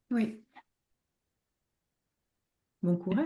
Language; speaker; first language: French; native; French